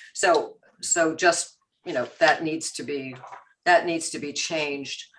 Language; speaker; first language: English; native; English